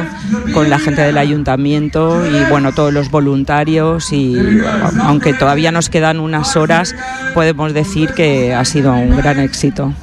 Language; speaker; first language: Spanish; native; Spanish